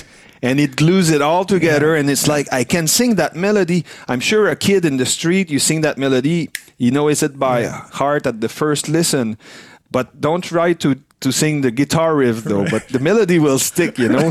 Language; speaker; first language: English; non-native, fluent; French